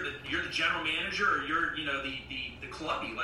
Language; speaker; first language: English; native; English